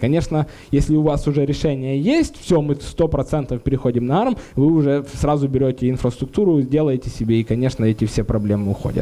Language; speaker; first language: Russian; native; Russian